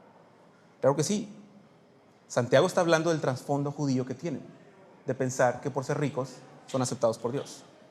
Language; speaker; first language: Spanish; native; Spanish